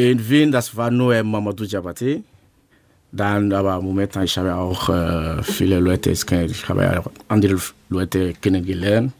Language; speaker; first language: German; non-native, learner; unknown